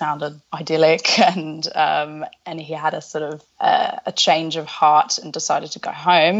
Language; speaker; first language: English; native; English